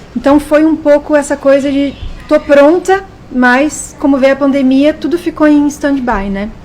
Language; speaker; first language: Portuguese; native; Portuguese